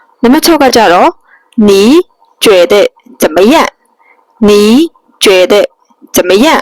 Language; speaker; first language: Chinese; non-native, fluent; Burmese